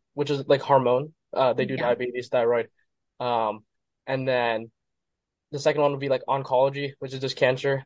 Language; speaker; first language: English; native; English